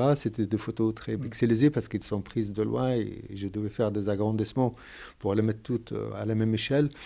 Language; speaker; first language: French; non-native, fluent; Arabic